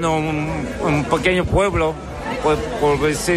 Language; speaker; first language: Spanish; non-native, learner; Dutch